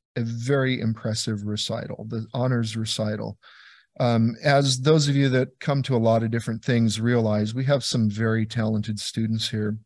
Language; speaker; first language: English; native; English